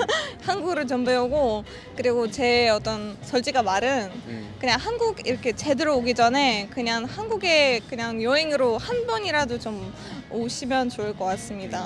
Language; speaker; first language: Korean; non-native, fluent; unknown